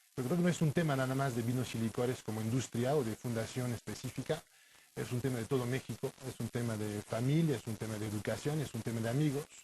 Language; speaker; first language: Spanish; non-native, fluent; French